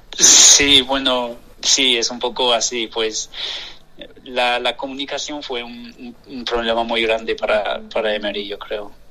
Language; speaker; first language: Spanish; non-native, fluent; English